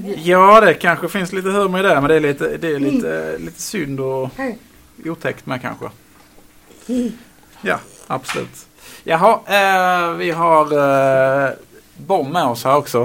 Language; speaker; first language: Swedish; native; Swedish